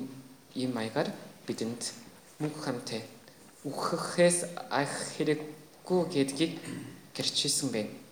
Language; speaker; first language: Mongolian; non-native, fluent; Korean